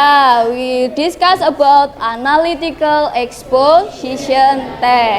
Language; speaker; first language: English; non-native, learner; Indonesian